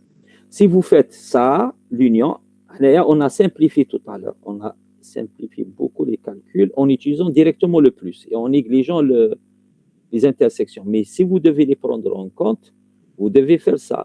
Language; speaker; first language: French; non-native, local second language; Arabic